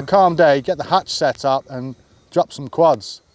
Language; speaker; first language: English; native; English